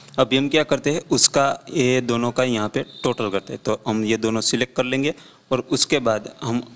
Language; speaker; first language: Hindi; non-native, local second language; Gujarati